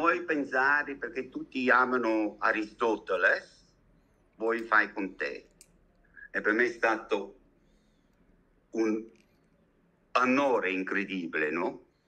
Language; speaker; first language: Italian; non-native, learner; German